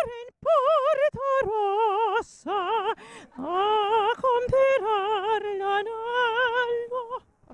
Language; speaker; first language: Italian; non-native, fluent; Polish